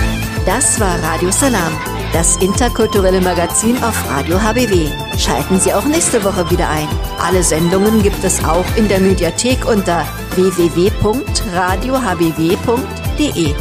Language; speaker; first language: German; native; German